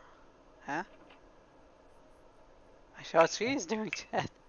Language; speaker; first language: English; non-native, fluent; German